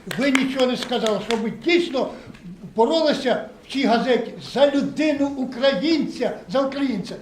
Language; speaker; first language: Ukrainian; native; Ukrainian